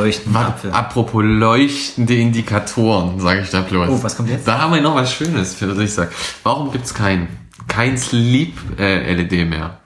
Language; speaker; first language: German; native; German